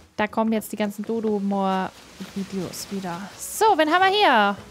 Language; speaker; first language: German; native; German